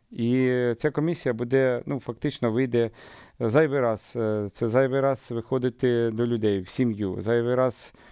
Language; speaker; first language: Ukrainian; native; Ukrainian